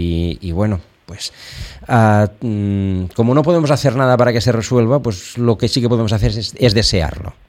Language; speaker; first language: Spanish; non-native, local second language; Catalan